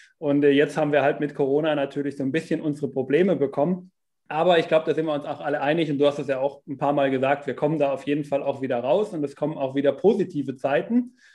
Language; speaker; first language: German; native; German